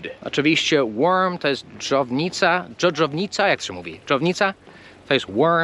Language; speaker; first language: Polish; non-native, fluent; English